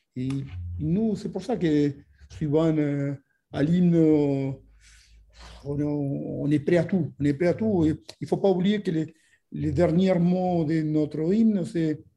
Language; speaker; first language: French; non-native, fluent; Spanish